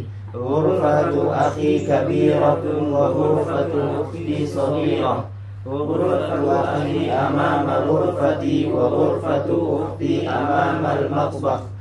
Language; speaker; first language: Arabic; non-native, learner; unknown